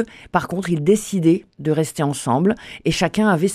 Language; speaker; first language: French; native; French